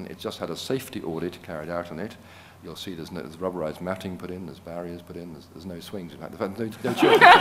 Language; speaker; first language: English; native; English